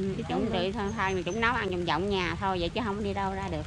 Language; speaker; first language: Vietnamese; native; Vietnamese